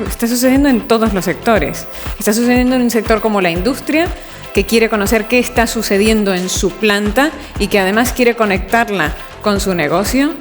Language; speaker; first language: Spanish; native; Spanish